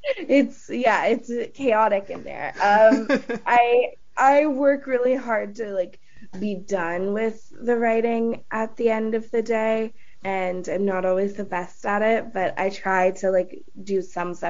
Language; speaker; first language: English; native; English